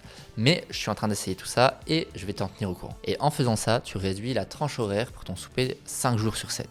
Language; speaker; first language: French; native; French